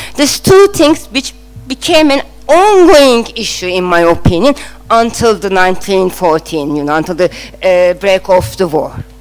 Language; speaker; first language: English; non-native, fluent; Turkish